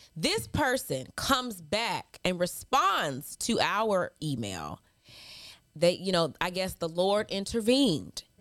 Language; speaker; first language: English; early bilingual, other home language; Yoruba